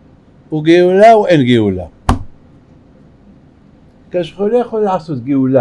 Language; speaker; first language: Hebrew; non-native, fluent; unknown